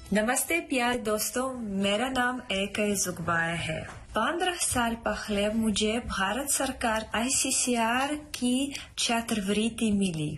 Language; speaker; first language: Hindi; non-native, fluent; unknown